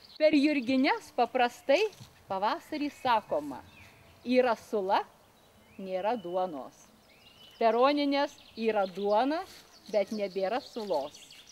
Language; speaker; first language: Lithuanian; native; Lithuanian